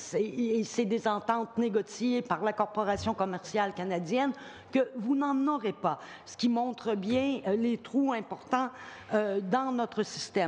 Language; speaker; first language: French; native; French